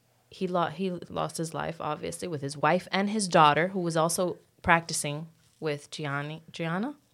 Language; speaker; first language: English; early bilingual, other home language; Spanish